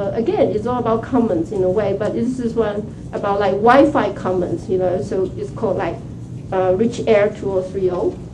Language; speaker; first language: English; non-native, fluent; Chinese